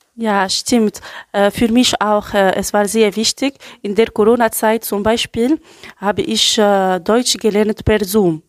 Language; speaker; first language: German; non-native, learner; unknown